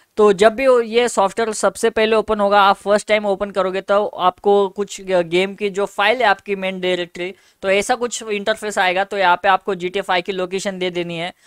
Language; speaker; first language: Hindi; native; Hindi